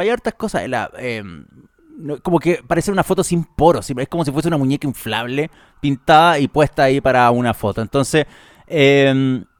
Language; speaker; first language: Spanish; native; Spanish